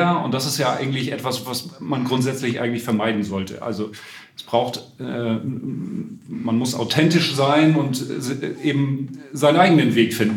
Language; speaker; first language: German; native; German